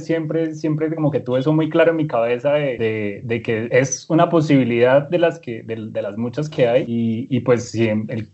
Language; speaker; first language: Spanish; native; Spanish